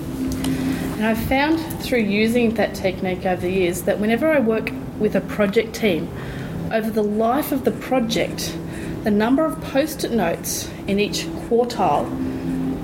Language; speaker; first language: English; native; English